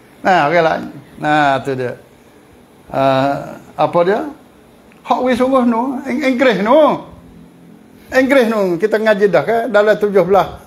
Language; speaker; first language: Malay; native; Malay